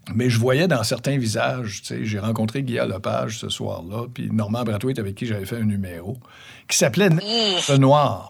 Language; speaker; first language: French; native; French